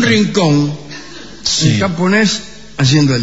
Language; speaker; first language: Spanish; native; Spanish